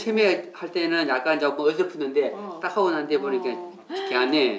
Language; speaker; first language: Korean; native; Korean